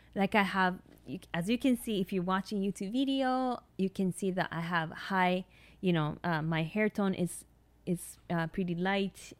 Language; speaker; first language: English; non-native, fluent; Japanese